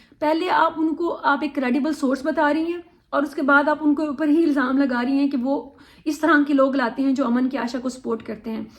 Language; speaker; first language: Urdu; native; Urdu